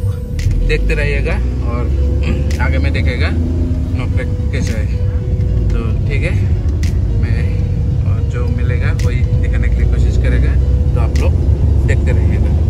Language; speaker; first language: Hindi; non-native, local second language; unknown